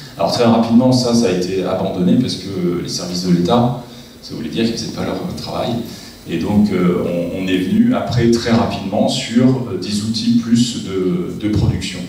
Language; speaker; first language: French; native; French